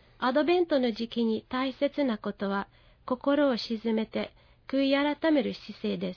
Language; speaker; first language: Japanese; non-native, fluent; Hungarian